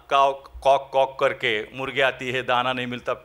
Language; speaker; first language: Hindi; non-native, local second language; Marathi